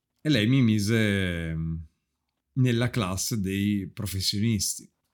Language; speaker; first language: Italian; native; Italian